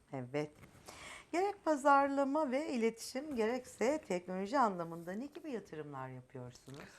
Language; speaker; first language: Turkish; native; Turkish